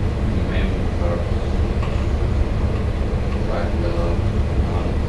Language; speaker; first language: English; non-native, learner; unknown